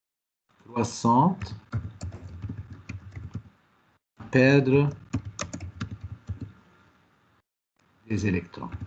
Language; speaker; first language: French; non-native, local second language; Arabic